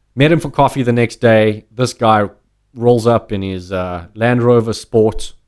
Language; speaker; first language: English; native; English